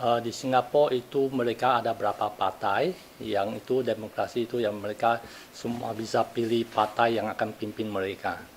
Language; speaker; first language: Indonesian; non-native, fluent; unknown